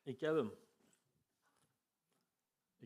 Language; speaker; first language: Dutch; non-native, fluent; Kurdish